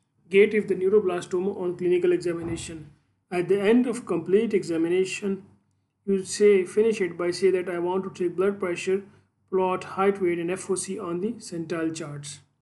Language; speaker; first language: English; non-native, local second language; Urdu